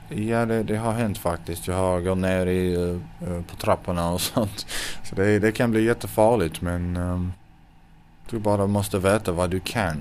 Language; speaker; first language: Swedish; non-native, fluent; English